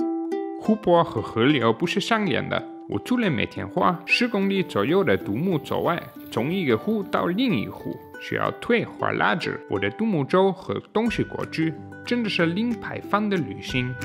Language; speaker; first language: Chinese; native; Chinese